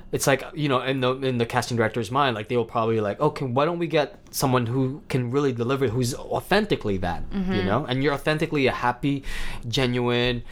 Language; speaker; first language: English; non-native, local second language; Cebuano